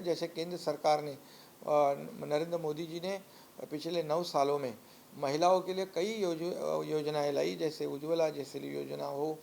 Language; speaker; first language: Hindi; non-native, local second language; Marathi